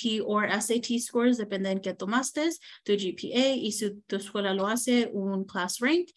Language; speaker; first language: Spanish; early bilingual, heritage; Spanish